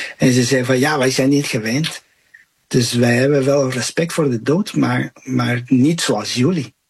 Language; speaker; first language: Dutch; non-native, fluent; Spanish